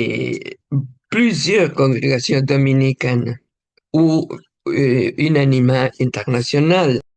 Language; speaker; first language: French; non-native, fluent; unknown